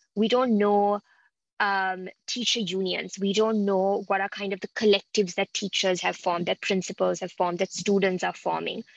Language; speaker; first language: English; non-native, local second language; Sinhala